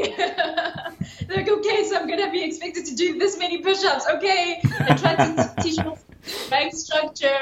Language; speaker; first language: English; non-native, local second language; Zulu